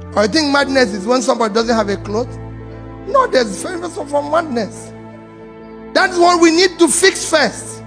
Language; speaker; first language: English; non-native, local second language; Igbo